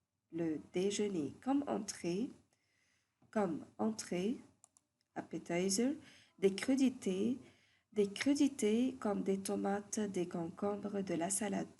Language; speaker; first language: French; non-native, fluent; Arabic